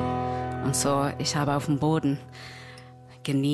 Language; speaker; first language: German; non-native, learner; English